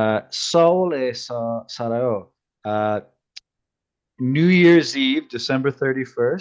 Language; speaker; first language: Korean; non-native, learner; English